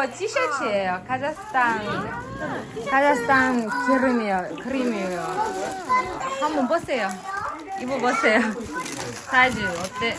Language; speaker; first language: Korean; non-native, learner; Kazakh